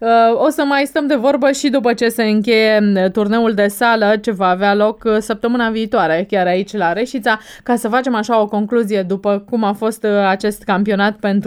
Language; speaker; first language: Romanian; native; Romanian